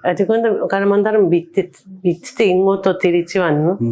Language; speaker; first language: Malayalam; non-native, learner; Japanese